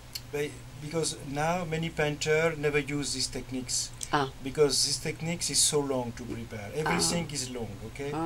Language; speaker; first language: English; non-native, learner; French